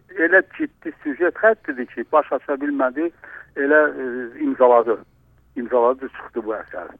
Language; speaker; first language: Azerbaijani; non-native, local second language; Russian